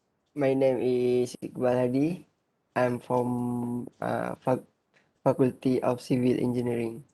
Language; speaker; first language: English; non-native, learner; Malay